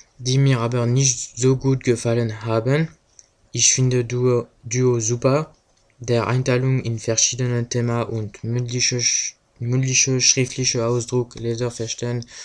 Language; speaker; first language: German; non-native, learner; French